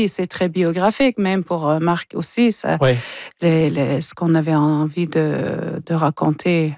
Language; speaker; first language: French; non-native, local second language; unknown